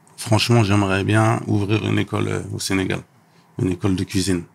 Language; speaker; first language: French; native; French